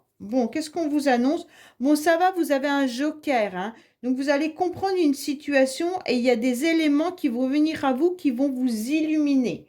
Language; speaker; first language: French; native; French